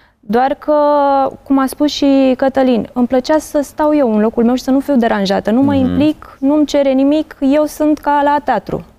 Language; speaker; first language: Romanian; native; Romanian